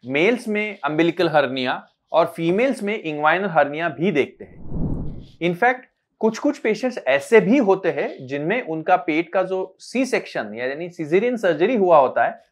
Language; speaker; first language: Hindi; non-native, local second language; Marathi